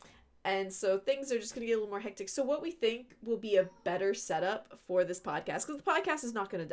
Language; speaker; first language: English; native; English